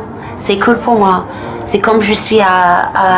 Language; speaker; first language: French; non-native, learner; English